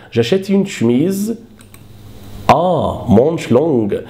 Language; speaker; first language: French; non-native, fluent; Arabic